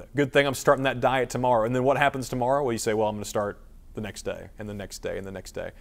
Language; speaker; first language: English; native; English